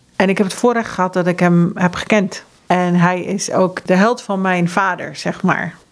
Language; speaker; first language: Dutch; early bilingual, heritage; Dutch